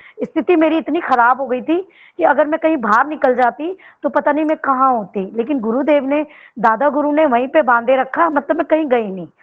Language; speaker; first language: Hindi; native; Hindi